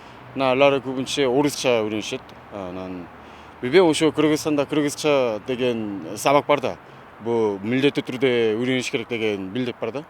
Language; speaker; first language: Kyrgyz; non-native, fluent; Korean